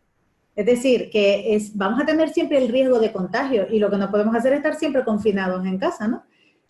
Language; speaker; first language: Spanish; native; Spanish